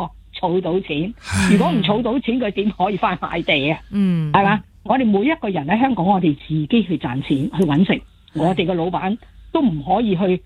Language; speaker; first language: Cantonese; native; Cantonese